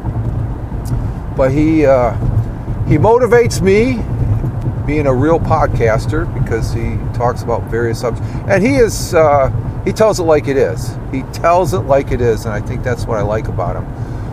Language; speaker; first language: English; native; English